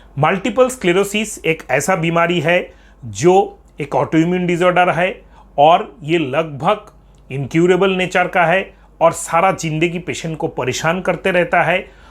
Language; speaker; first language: Hindi; non-native, local second language; Bangla